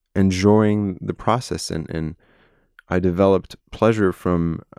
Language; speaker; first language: English; non-native, fluent; French